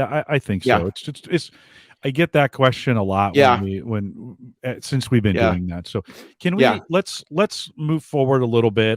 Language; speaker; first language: English; native; English